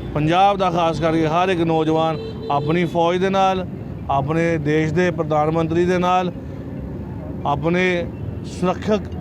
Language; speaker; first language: Punjabi; native; Punjabi